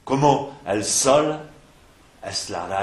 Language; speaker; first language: Spanish; non-native, fluent; French